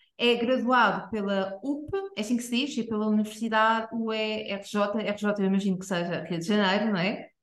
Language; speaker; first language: Portuguese; native; Portuguese